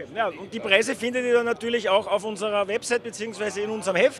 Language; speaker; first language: German; native; German